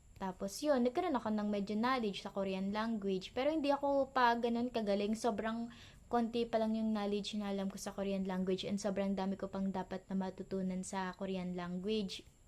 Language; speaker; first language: Filipino; native; Filipino